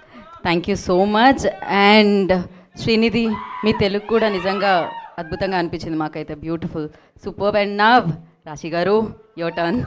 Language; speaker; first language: Telugu; native; Telugu